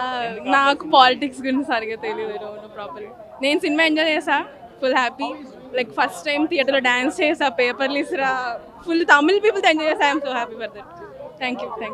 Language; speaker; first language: Telugu; non-native, local second language; Tamil